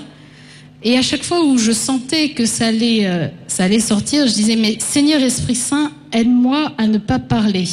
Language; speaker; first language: French; native; French